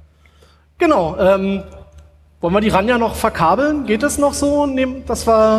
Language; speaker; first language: German; native; German